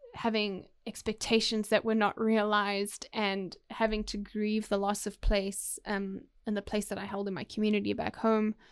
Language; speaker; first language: English; native; English